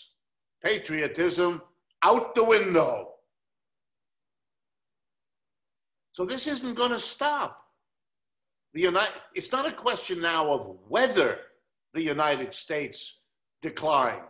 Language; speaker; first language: English; early bilingual, other home language; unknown